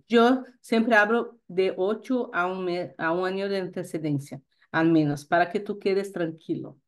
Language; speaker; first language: Spanish; non-native, fluent; Portuguese